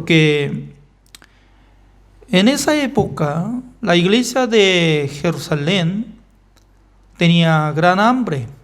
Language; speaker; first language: Spanish; non-native, learner; Korean